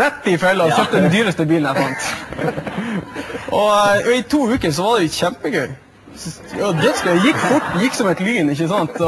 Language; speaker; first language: Norwegian; native; Norwegian